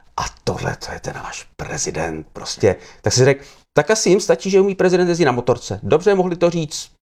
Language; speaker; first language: Czech; native; Czech